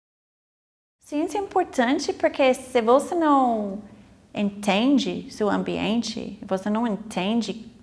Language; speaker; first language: Portuguese; non-native, fluent; English